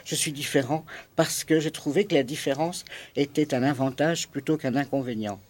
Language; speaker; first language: French; native; French